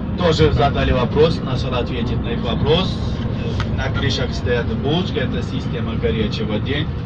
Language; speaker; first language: Russian; non-native, fluent; Turkish